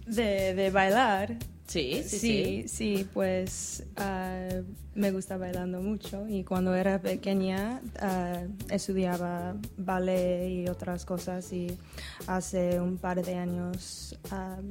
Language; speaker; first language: Spanish; non-native, learner; English